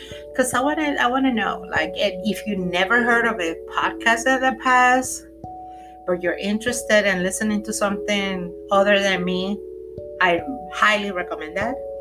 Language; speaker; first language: English; non-native, local second language; Spanish